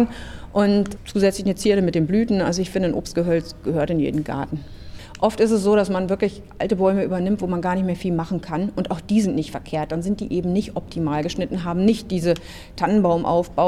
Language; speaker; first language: German; native; German